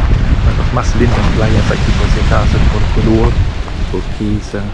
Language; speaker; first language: Spanish; non-native, fluent; German